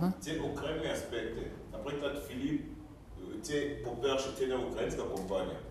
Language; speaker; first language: Ukrainian; non-native, learner; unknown